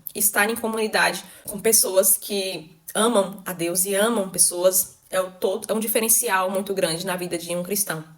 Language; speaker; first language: Portuguese; native; Portuguese